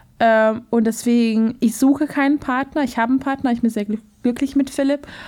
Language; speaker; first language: German; non-native, fluent; Hungarian